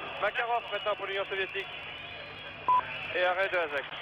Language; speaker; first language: French; native; French